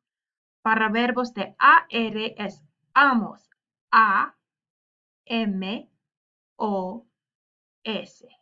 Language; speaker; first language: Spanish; non-native, learner; English